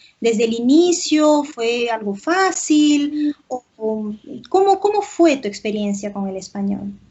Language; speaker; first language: Spanish; native; Spanish